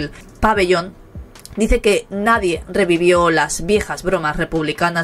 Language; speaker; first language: Spanish; native; Spanish